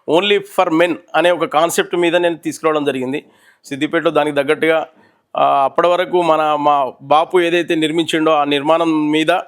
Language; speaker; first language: Telugu; native; Telugu